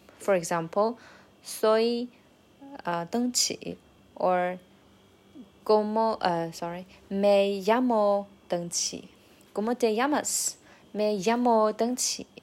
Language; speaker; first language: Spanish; non-native, learner; Chinese